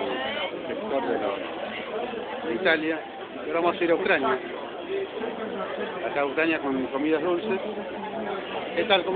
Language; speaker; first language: Spanish; native; Spanish